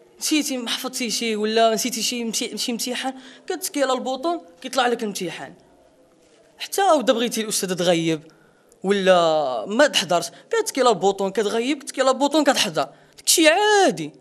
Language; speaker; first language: Arabic; non-native, local second language; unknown